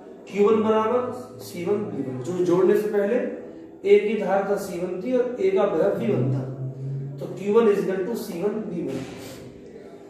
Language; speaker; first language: Hindi; native; Hindi